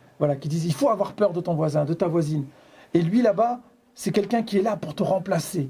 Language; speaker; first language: French; native; French